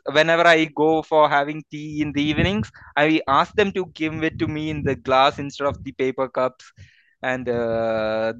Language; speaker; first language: English; non-native, local second language; Malayalam